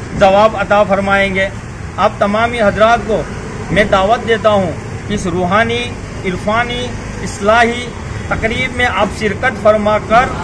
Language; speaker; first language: Urdu; non-native, local second language; Gujarati